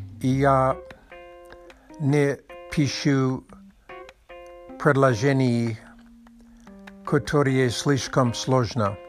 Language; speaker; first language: Russian; non-native, learner; English